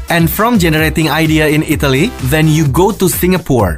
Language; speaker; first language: English; non-native, fluent; Javanese